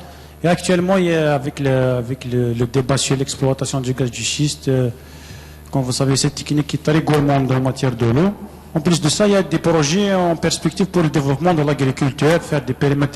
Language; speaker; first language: French; non-native, local second language; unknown